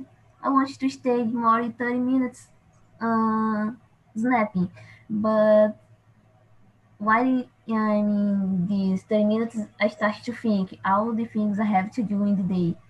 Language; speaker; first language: English; non-native, learner; Portuguese